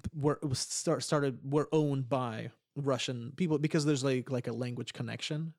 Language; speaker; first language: English; early bilingual, other home language; Ukrainian